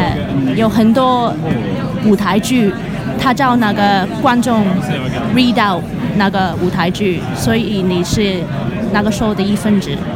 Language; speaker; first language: Chinese; non-native, local second language; Cantonese